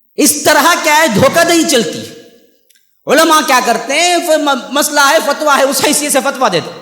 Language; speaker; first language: Urdu; native; Urdu